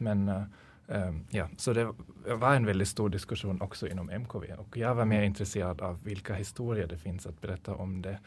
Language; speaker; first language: Swedish; non-native, fluent; German